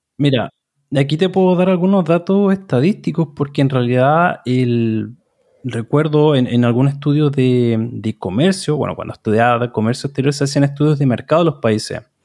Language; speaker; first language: Spanish; native; Spanish